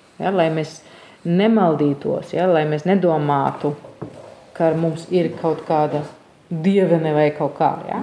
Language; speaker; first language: Latvian; non-native, fluent; German